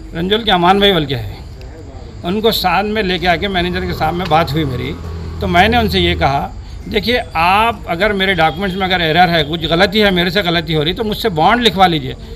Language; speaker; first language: Hindi; non-native, local second language; Urdu